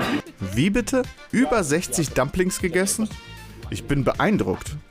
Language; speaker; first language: German; native; German